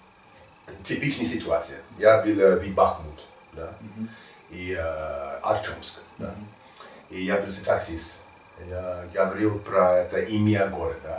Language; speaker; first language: Russian; non-native, learner; English